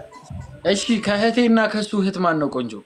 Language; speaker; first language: Amharic; native; Amharic